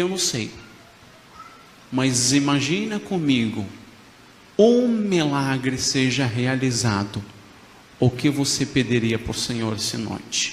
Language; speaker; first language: Portuguese; non-native, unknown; Arabic